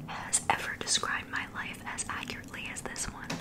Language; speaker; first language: English; native; English